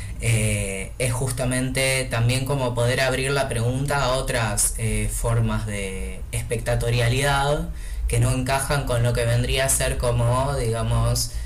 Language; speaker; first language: Spanish; native; Spanish